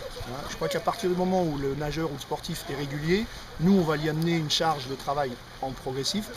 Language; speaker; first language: French; native; French